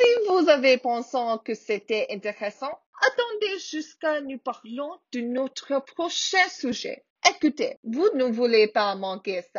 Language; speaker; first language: French; non-native, learner; English